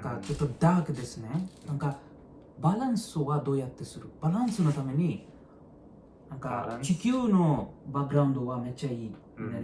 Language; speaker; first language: Japanese; non-native, learner; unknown